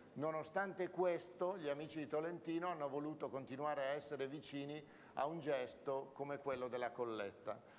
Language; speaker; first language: Italian; native; Italian